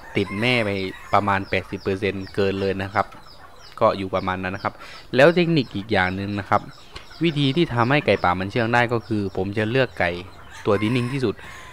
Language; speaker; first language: Thai; native; Thai